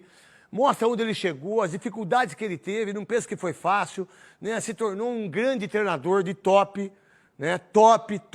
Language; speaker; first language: Portuguese; native; Portuguese